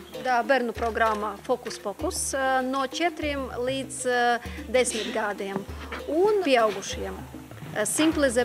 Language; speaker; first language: Latvian; non-native, local second language; Russian